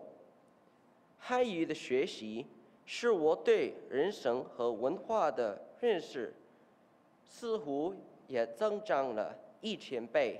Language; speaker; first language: Chinese; non-native, learner; English